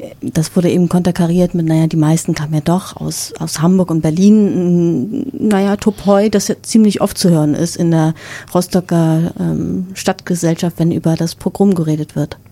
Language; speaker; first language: German; native; German